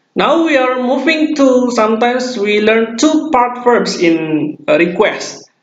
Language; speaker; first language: English; non-native, fluent; Indonesian